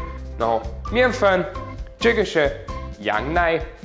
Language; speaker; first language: Chinese; non-native, learner; German